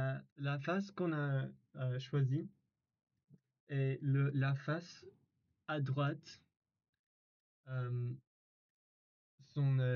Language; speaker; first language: French; non-native, learner; English